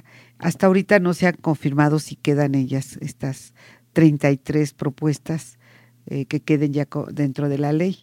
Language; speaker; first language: Spanish; native; Spanish